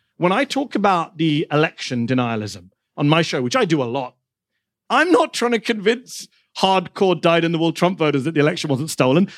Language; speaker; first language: English; native; English